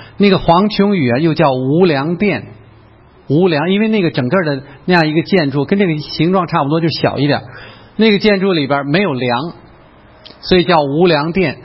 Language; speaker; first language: Chinese; native; Chinese